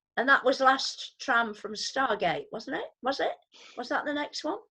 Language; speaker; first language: English; native; English